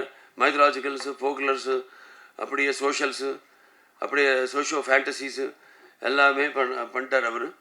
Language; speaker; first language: Tamil; non-native, local second language; Telugu